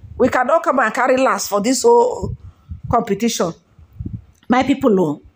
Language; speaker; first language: Nigerian Pidgin; non-native, local second language; Igbo